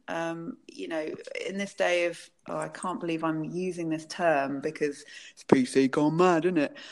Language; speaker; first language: English; native; English